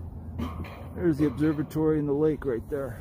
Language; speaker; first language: English; native; English